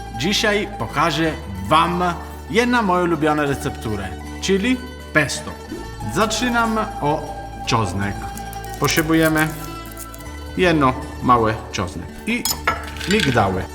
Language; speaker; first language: Polish; non-native, learner; Italian